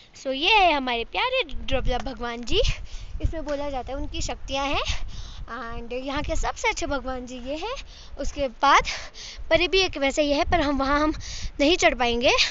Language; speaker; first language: Hindi; non-native, local second language; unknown